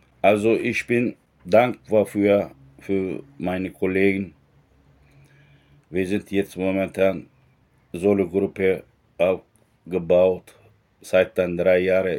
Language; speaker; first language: German; non-native, learner; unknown